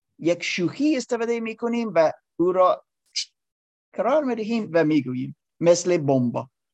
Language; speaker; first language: Persian; non-native, learner; English